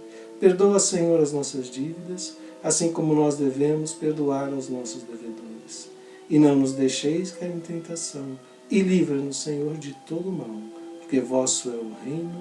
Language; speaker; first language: Portuguese; native; Portuguese